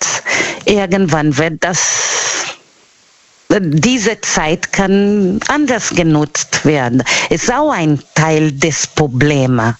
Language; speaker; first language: German; non-native, learner; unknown